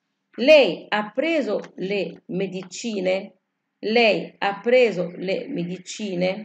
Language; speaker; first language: Italian; non-native, fluent; Arabic